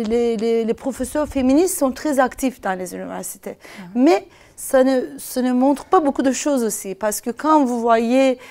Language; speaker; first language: French; non-native, fluent; Turkish